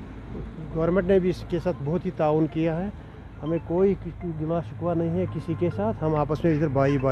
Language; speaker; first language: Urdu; non-native, local second language; Kashmiri